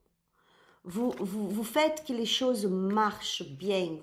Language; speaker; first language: French; non-native, learner; Spanish